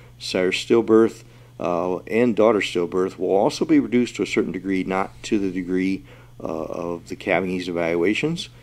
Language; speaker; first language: English; native; English